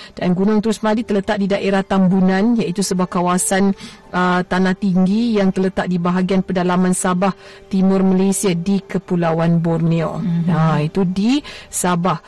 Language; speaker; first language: Malay; native; Malay